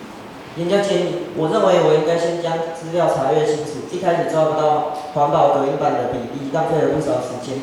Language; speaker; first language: Chinese; native; Chinese